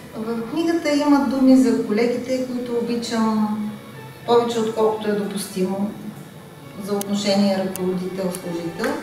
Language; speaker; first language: Bulgarian; native; Bulgarian